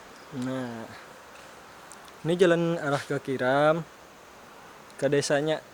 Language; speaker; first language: Indonesian; non-native, local second language; Banjar